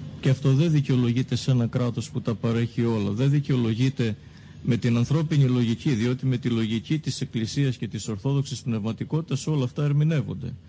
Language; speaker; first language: Greek; native; Greek